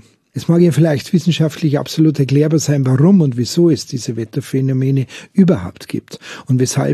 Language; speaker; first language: German; native; German